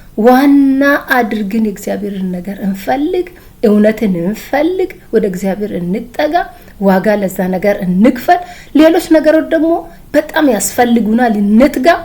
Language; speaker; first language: Amharic; non-native, local second language; Oromo